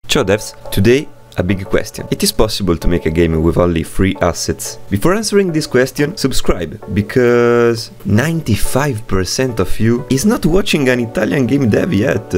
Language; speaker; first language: English; non-native, learner; Italian